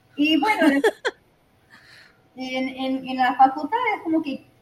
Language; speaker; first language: Spanish; non-native, fluent; English